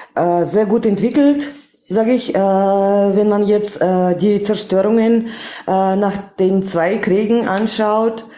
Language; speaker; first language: German; non-native, fluent; Russian